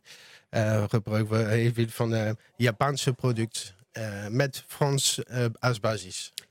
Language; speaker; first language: Dutch; non-native, learner; French